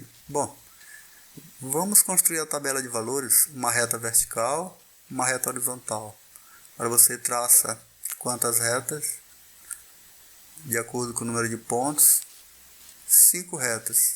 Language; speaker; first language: Portuguese; native; Portuguese